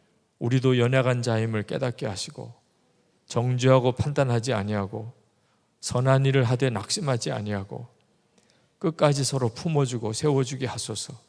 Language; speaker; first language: Korean; native; Korean